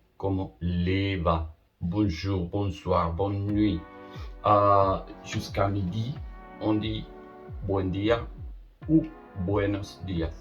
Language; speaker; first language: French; non-native, learner; Spanish